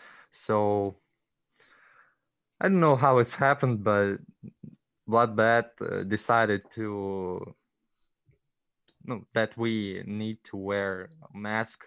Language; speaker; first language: English; non-native, learner; Russian